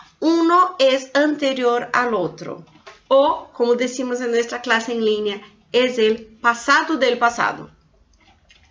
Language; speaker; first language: Spanish; non-native, fluent; Portuguese